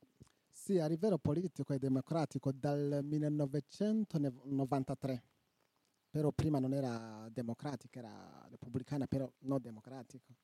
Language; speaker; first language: Italian; non-native, local second language; Rundi